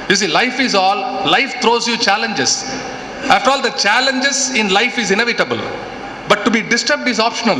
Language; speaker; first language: English; non-native, local second language; Tamil